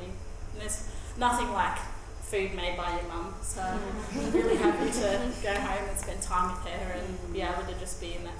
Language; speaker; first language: English; native; English